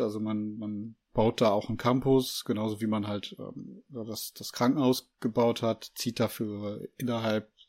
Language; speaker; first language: German; native; German